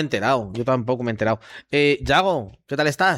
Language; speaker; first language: Spanish; native; Spanish